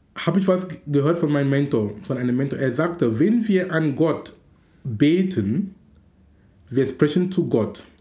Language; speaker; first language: German; non-native, fluent; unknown